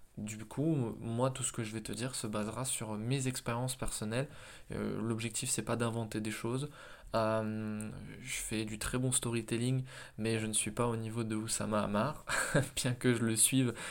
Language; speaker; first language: French; native; French